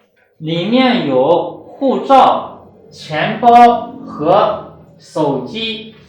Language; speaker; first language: Chinese; non-native, fluent; Urdu